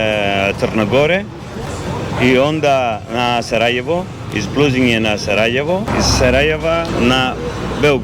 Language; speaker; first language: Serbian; non-native, learner; Greek